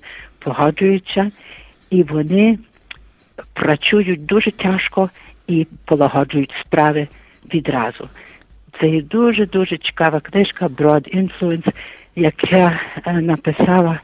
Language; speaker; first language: Ukrainian; early bilingual, heritage; Ukrainian